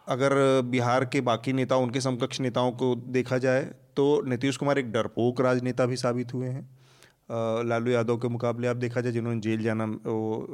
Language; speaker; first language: Hindi; native; Hindi